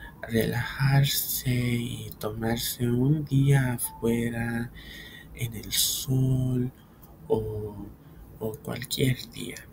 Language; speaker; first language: Spanish; early bilingual, heritage; Spanish